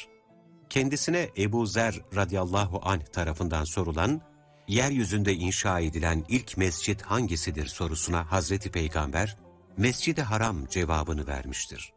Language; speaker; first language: Turkish; native; Turkish